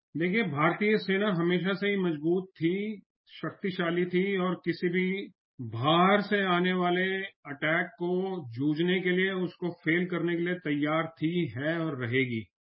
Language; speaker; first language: Hindi; native; Hindi